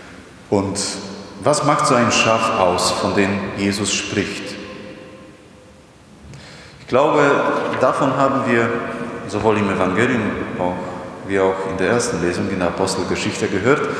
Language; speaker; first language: German; non-native, fluent; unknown